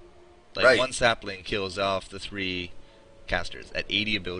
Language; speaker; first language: English; native; English